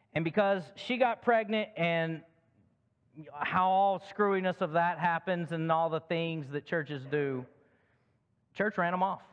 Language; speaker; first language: English; native; English